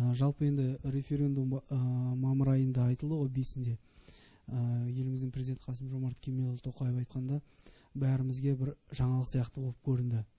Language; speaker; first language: Kazakh; native; Kazakh